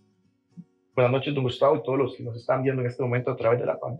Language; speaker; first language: Spanish; native; Spanish